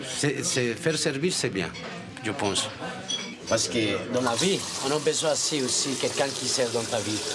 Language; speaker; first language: French; non-native, fluent; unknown